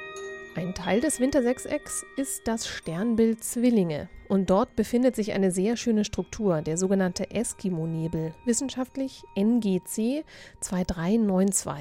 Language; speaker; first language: German; native; German